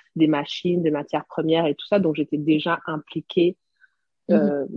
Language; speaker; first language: French; non-native, local second language; Rundi